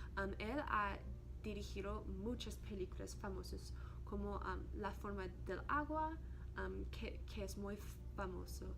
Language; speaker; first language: Spanish; non-native, learner; English